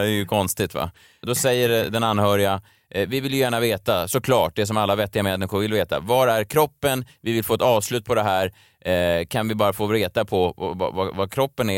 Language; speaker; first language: Swedish; native; Swedish